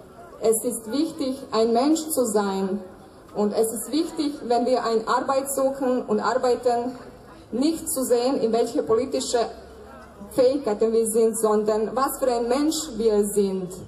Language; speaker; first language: German; non-native, fluent; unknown